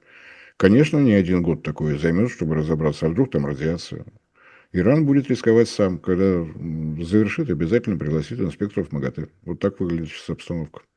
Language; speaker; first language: Russian; native; Russian